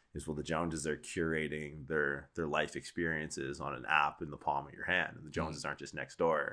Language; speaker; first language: English; native; English